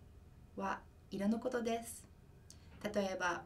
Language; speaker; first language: Japanese; non-native, fluent; English